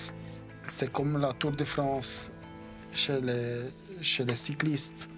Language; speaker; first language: French; non-native, local second language; German